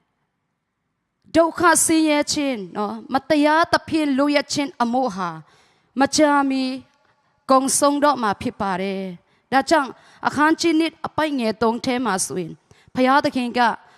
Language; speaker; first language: Burmese; non-native, local second language; Tedim Chin